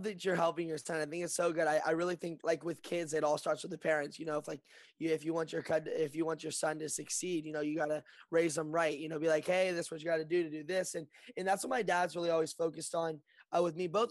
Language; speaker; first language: English; native; English